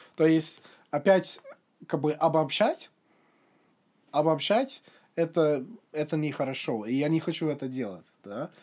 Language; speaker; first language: Russian; non-native, fluent; English